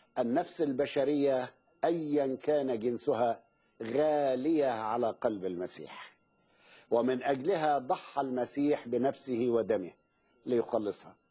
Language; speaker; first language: Arabic; native; Arabic